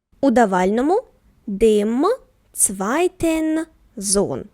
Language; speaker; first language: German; non-native, fluent; Ukrainian